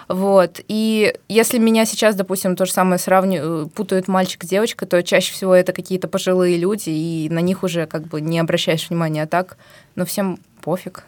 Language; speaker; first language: Russian; native; Russian